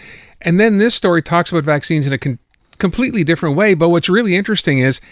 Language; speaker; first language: English; native; English